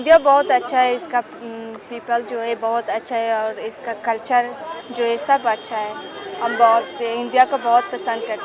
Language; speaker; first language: Hindi; non-native, learner; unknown